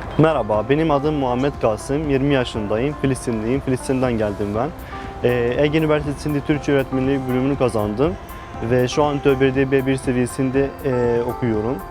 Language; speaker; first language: Turkish; non-native, learner; Arabic